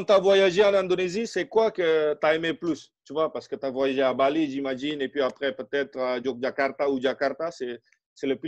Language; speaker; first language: French; non-native, fluent; Indonesian